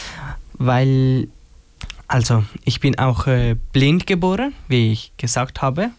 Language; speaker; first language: German; non-native, learner; Albanian